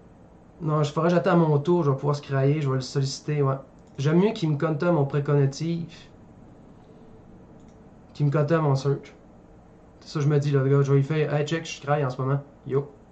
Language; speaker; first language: French; native; French